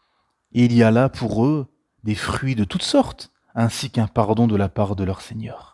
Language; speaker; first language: French; native; French